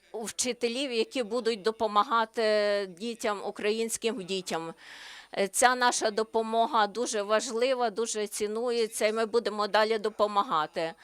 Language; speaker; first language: Ukrainian; non-native, learner; Slovenian